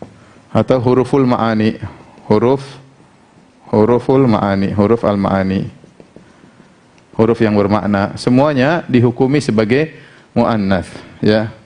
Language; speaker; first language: Indonesian; native; Indonesian